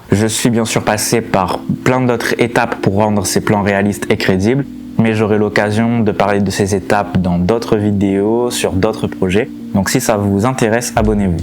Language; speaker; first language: French; native; French